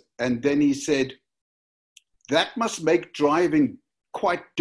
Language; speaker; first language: English; native; English